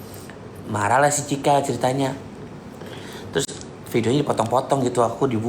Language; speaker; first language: Indonesian; native; Indonesian